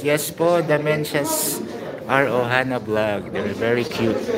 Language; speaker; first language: English; non-native, local second language; Filipino